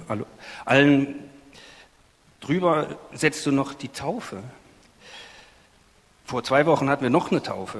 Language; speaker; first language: German; native; German